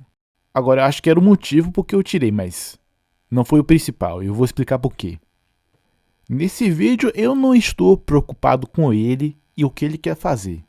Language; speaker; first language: Portuguese; non-native, fluent; English